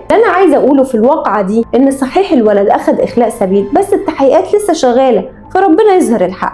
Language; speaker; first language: Arabic; native; Arabic